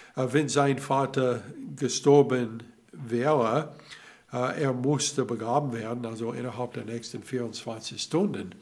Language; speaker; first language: German; non-native, learner; English